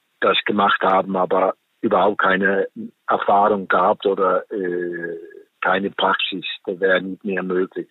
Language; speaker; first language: German; non-native, fluent; Danish